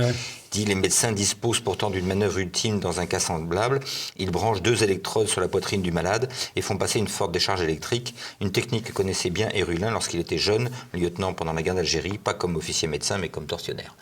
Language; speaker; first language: French; native; French